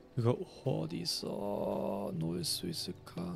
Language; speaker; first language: Korean; non-native, fluent; German